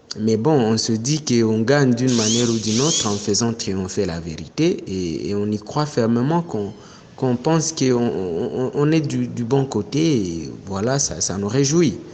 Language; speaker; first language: French; non-native, local second language; Swahili